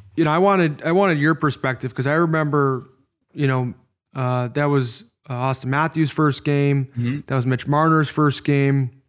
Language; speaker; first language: English; native; English